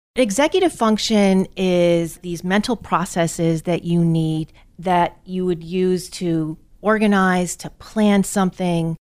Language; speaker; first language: English; native; English